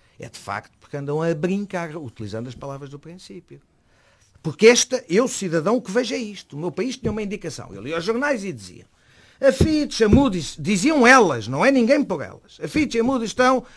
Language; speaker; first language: Portuguese; native; Portuguese